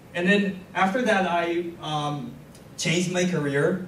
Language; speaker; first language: English; non-native, fluent; Japanese